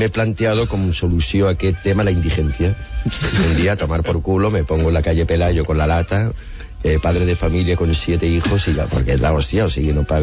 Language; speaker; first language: Catalan; non-native, local second language; Spanish